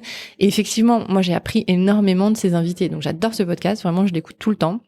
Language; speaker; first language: French; native; French